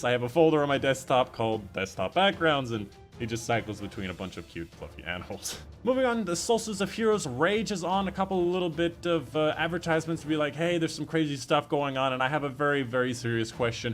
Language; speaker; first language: English; native; English